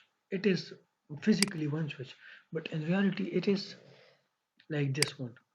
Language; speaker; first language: English; non-native, local second language; Urdu